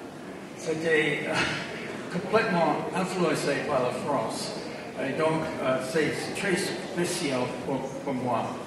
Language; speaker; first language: French; non-native, fluent; English